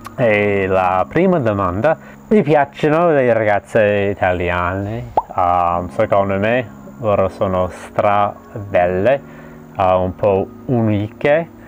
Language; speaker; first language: Italian; non-native, fluent; English